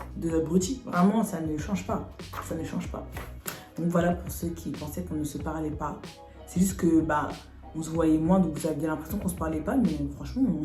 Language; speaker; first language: French; native; French